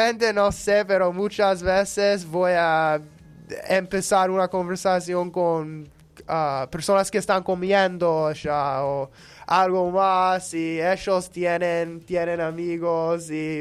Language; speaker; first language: Spanish; non-native, learner; English